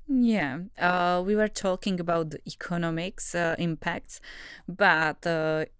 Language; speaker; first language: English; non-native, fluent; Czech